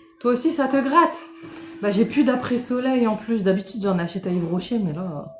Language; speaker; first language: French; native; French